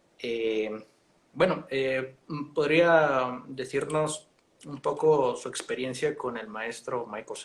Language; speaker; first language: Spanish; native; Spanish